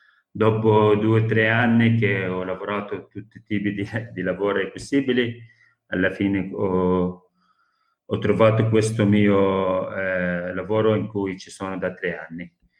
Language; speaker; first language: Italian; non-native, fluent; Arabic